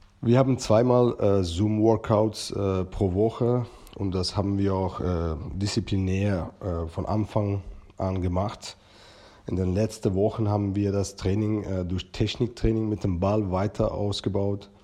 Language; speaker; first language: German; non-native, fluent; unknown